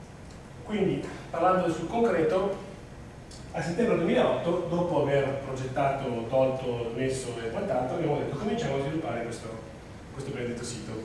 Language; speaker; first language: Italian; native; Italian